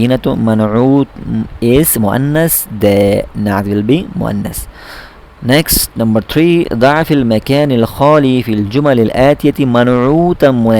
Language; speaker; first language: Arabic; non-native, fluent; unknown